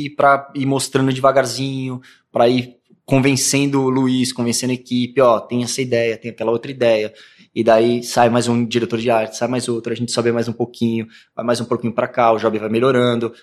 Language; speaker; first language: Portuguese; native; Portuguese